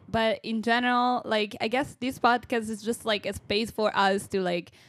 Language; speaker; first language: English; non-native, fluent; Italian